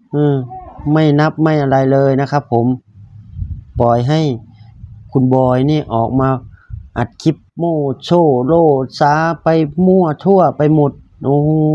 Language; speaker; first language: Thai; native; Thai